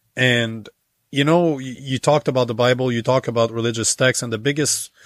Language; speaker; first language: English; native; English